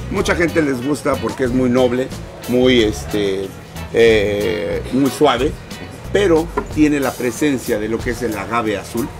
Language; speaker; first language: Spanish; native; Spanish